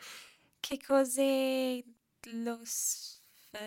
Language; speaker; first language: Italian; non-native, learner; English